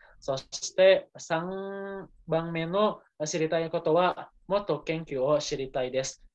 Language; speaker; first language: Japanese; non-native, learner; Indonesian